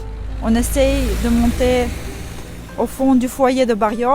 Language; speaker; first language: French; non-native, fluent; Russian